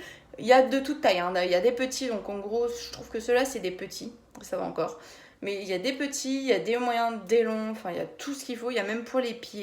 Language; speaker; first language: French; native; French